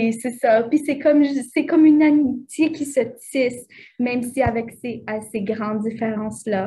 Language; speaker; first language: French; native; French